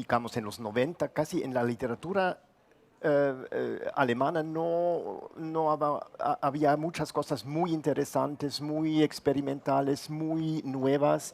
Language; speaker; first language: Spanish; non-native, fluent; German